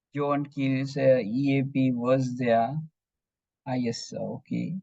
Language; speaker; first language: English; non-native, local second language; Sinhala